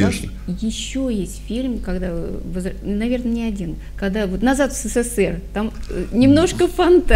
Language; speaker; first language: Russian; native; Russian